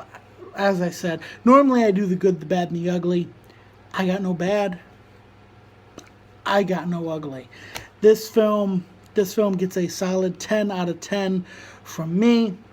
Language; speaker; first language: English; native; English